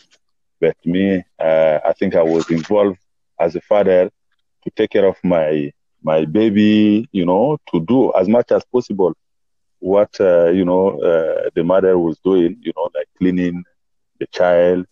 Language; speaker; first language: English; non-native, fluent; Bambara